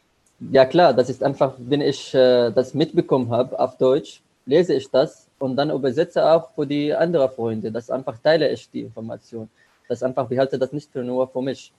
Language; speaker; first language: German; non-native, learner; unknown